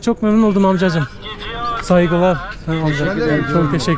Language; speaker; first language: Turkish; native; Turkish